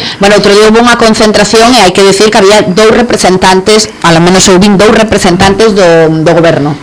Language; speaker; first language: Galician; native; Galician